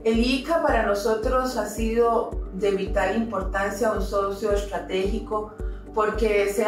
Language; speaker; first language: Spanish; native; Spanish